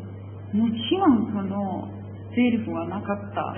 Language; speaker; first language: Japanese; non-native, learner; Persian